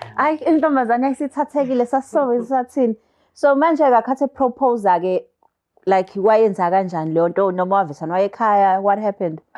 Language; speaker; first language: Zulu; native; Zulu